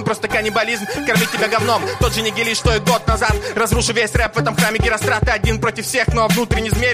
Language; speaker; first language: Russian; native; Russian